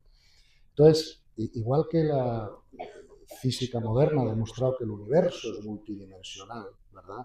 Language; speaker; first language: Spanish; native; Spanish